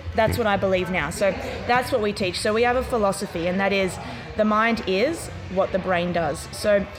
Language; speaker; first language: English; native; English